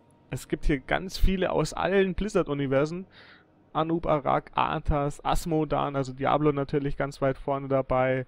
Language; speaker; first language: German; native; German